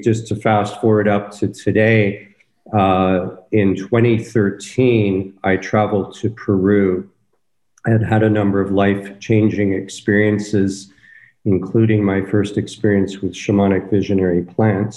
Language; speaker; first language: English; native; English